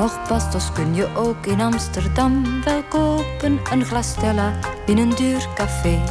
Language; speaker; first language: Dutch; native; Dutch